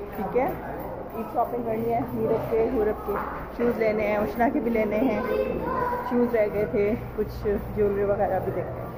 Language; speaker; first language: Urdu; native; Urdu